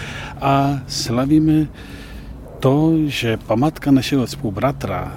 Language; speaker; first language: Czech; non-native, fluent; Polish